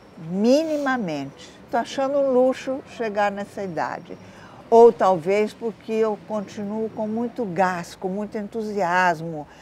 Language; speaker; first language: Portuguese; early bilingual, other home language; Italian